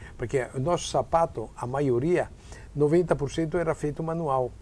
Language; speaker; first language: Portuguese; non-native, fluent; Italian